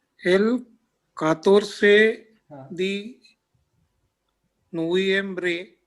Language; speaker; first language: Spanish; non-native, learner; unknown